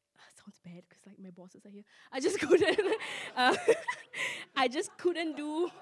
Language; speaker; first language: English; non-native, local second language; Min Nan Chinese